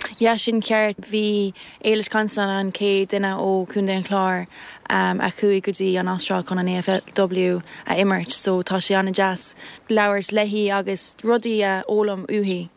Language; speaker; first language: Irish; non-native, local second language; English